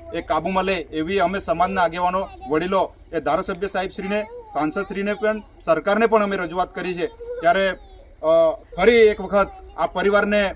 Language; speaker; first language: Gujarati; native; Gujarati